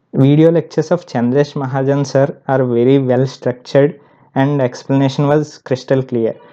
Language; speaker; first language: English; non-native, local second language; Telugu